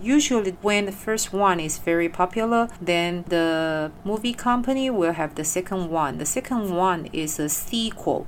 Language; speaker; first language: English; non-native, fluent; Chinese